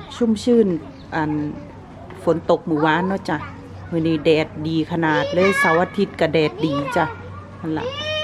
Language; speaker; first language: Thai; native; Thai